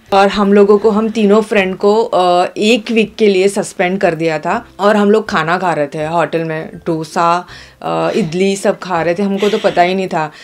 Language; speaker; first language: Hindi; non-native, local second language; Gujarati